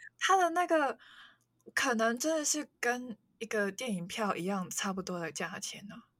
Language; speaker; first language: Chinese; non-native, local second language; Cantonese